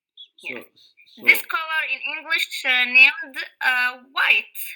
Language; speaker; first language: English; non-native, learner; Arabic